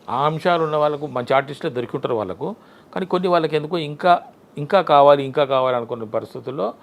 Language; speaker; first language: Telugu; native; Telugu